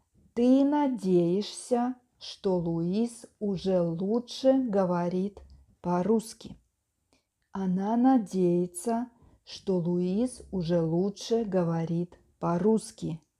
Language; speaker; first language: Russian; non-native, fluent; Spanish